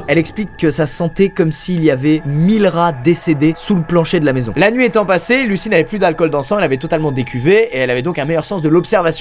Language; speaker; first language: French; native; French